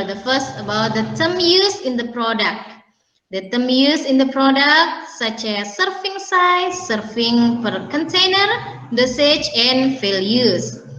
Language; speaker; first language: English; non-native, learner; Indonesian